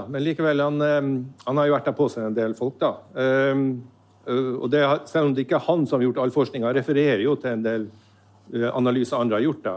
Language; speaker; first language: Norwegian; native; Norwegian